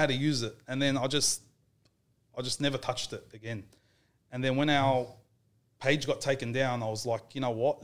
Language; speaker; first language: English; native; English